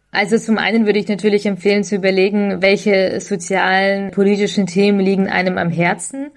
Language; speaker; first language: German; early bilingual, other home language; Ukrainian